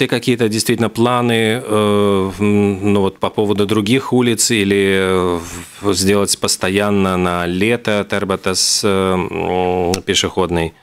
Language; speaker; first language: Russian; native; Russian